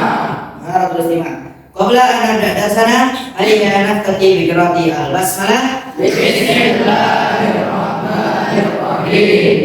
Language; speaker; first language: Arabic; non-native, fluent; Indonesian